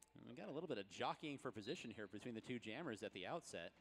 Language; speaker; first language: English; native; English